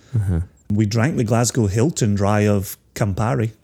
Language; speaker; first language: English; native; English